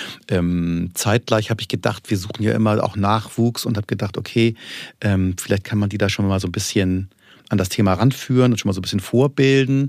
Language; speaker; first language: German; native; German